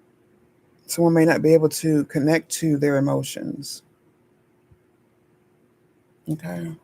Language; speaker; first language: English; native; English